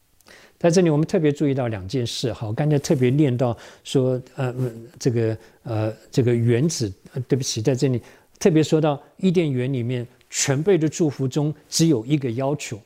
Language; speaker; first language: Chinese; native; Chinese